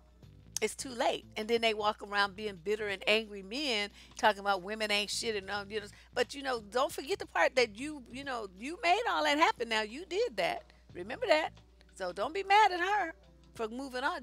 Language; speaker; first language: English; native; English